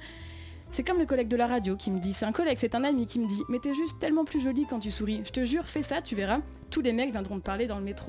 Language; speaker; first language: French; native; French